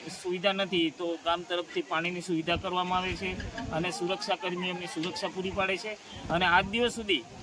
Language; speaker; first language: Gujarati; native; Gujarati